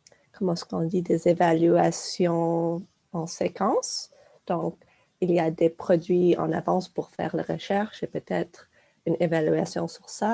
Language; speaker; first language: French; non-native, local second language; English